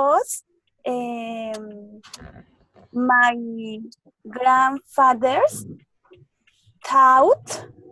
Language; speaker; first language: English; non-native, learner; Spanish